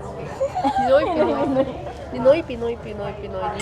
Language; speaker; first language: Filipino; early bilingual, heritage; Filipino